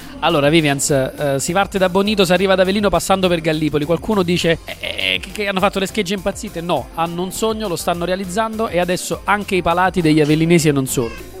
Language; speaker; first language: Italian; native; Italian